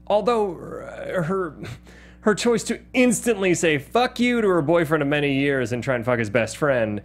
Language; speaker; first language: English; native; English